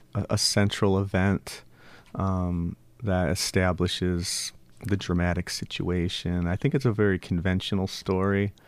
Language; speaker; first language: English; native; English